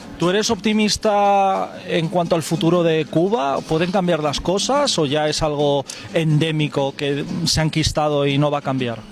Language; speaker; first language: Spanish; native; Spanish